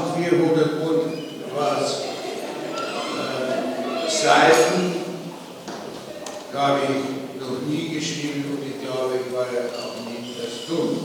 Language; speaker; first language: German; non-native, fluent; Slovenian